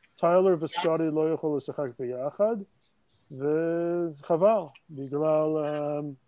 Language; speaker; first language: Hebrew; non-native, fluent; English